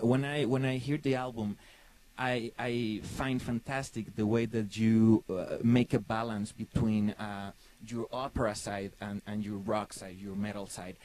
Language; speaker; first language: English; non-native, fluent; Spanish